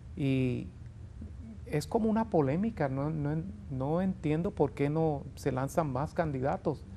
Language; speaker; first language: Spanish; early bilingual, heritage; Spanish